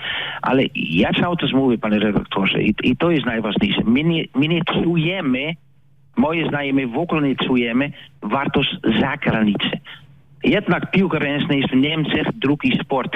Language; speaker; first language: Polish; non-native, learner; Dutch